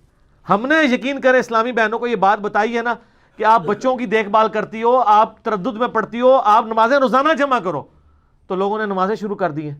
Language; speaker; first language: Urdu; non-native, local second language; Punjabi